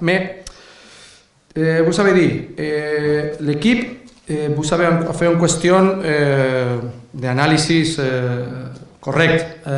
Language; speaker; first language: French; non-native, learner; Spanish